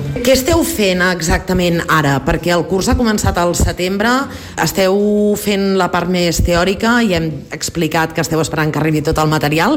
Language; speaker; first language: Catalan; native; Catalan